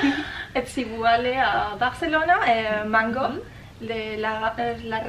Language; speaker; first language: French; non-native, learner; Spanish